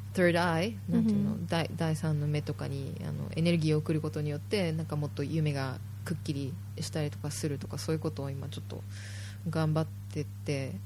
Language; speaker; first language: Japanese; native; Japanese